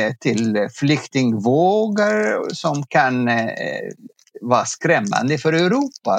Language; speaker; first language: Swedish; non-native, fluent; Arabic